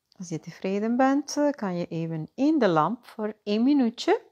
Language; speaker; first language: Dutch; non-native, fluent; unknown